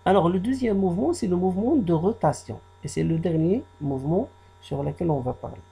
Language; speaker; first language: French; non-native, local second language; Arabic